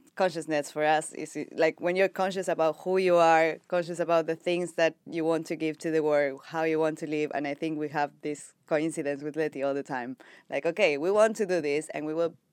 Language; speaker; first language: English; non-native, fluent; Spanish